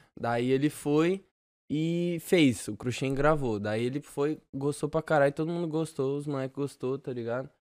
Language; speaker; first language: Portuguese; native; Portuguese